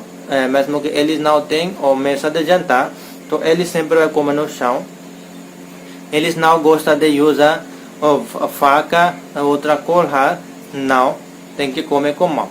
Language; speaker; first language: Portuguese; non-native, learner; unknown